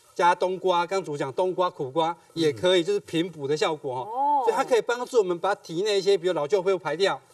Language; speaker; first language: Chinese; native; Chinese